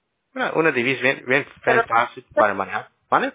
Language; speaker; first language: Spanish; early bilingual, heritage; English